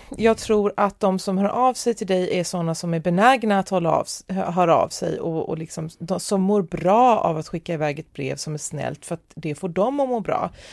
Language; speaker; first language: Swedish; native; Swedish